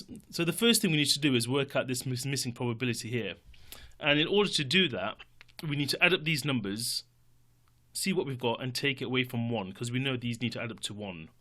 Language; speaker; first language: English; native; English